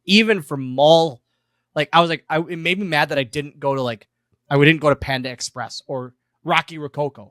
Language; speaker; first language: English; native; English